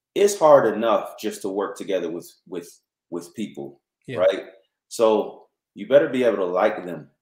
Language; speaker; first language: English; native; English